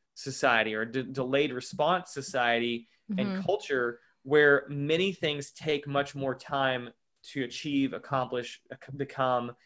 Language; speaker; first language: English; native; English